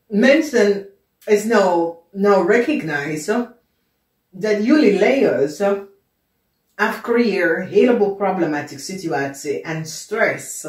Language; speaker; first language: Dutch; non-native, fluent; English